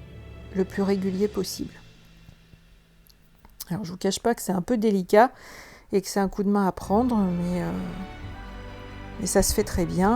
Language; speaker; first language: French; native; French